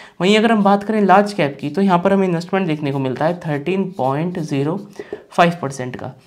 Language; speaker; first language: Hindi; native; Hindi